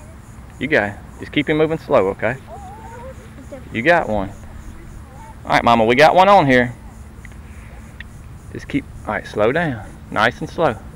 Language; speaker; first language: English; native; English